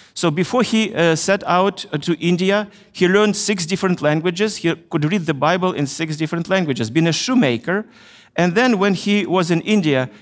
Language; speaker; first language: English; non-native, fluent; Russian